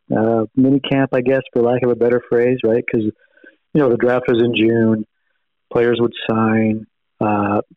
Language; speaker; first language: English; native; English